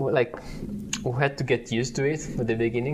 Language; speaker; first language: English; non-native, fluent; Italian